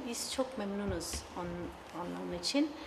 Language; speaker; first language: Turkish; non-native, learner; Italian